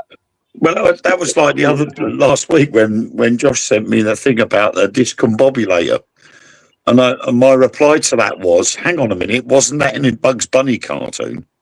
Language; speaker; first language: English; native; English